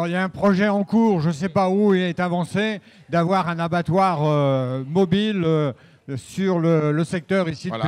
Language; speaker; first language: French; native; French